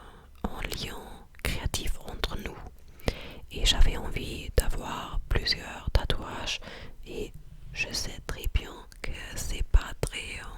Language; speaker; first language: French; non-native, learner; English